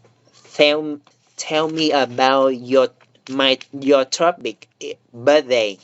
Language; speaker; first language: English; non-native, learner; Vietnamese